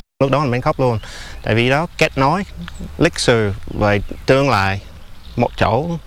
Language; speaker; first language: Vietnamese; non-native, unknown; English